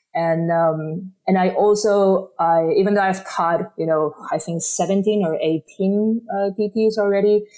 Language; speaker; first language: English; non-native, fluent; Spanish